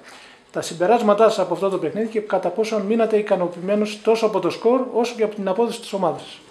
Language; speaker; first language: Greek; native; Greek